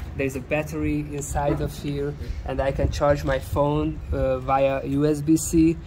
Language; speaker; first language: English; non-native, fluent; Hungarian